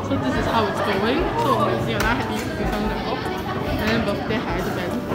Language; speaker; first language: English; non-native, local second language; Chinese